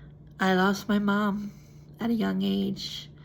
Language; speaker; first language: English; native; English